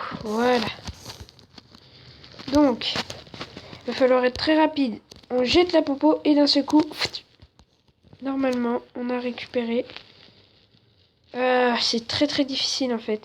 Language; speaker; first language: French; native; French